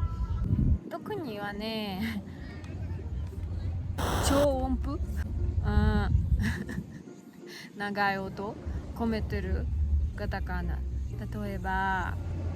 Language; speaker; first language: Japanese; non-native, learner; Russian